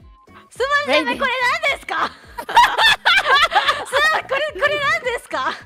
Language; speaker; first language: Japanese; non-native, learner; Indonesian